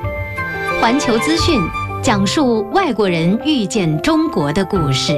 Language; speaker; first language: Chinese; native; Chinese